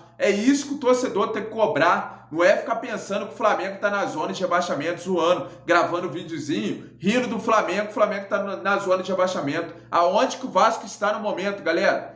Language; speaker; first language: Portuguese; native; Portuguese